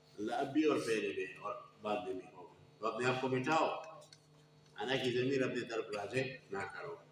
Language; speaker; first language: Urdu; non-native, local second language; Pashto